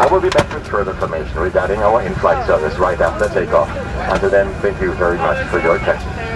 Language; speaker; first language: English; non-native, fluent; German